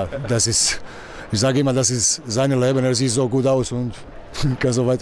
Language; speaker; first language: German; non-native, learner; Croatian